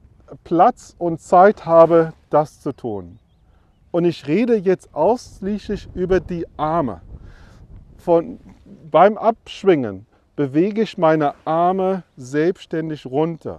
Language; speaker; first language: German; non-native, fluent; English